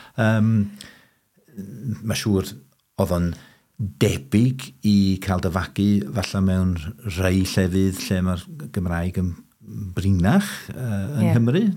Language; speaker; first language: Welsh; early bilingual, heritage; Welsh